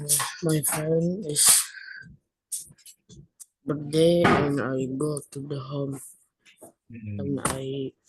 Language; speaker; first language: English; non-native, learner; Indonesian